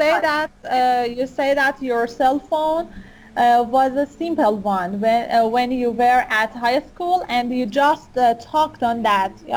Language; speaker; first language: English; non-native, fluent; Persian